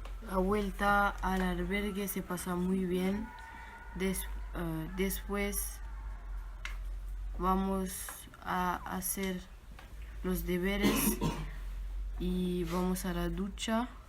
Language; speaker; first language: Spanish; non-native, learner; French